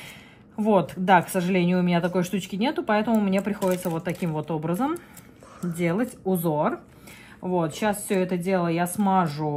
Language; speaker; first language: Russian; native; Russian